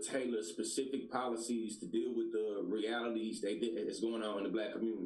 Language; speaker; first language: English; native; English